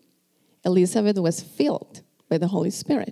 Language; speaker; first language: English; non-native, fluent; Spanish